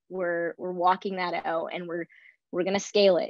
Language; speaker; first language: English; native; English